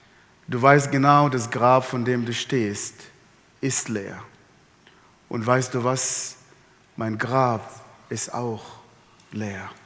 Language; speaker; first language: German; non-native, fluent; Arabic